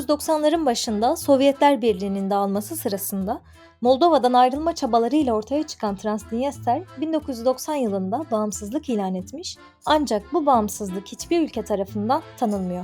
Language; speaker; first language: Turkish; native; Turkish